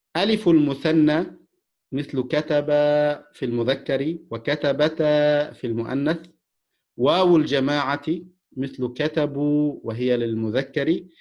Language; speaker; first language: Arabic; non-native, fluent; Indonesian